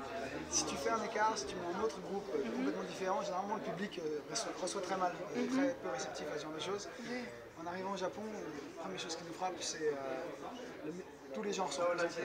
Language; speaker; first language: French; native; French